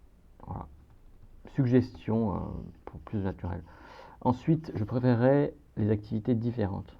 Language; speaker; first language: French; native; French